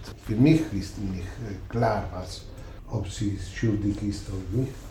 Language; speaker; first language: German; non-native, learner; Spanish